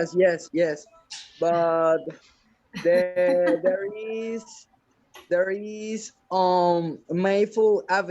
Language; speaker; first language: English; non-native, learner; Spanish